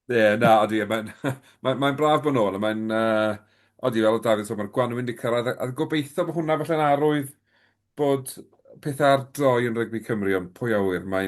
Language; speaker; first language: Welsh; native; Welsh